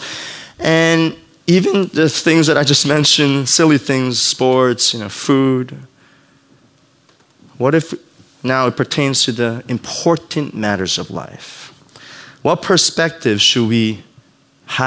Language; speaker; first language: English; native; English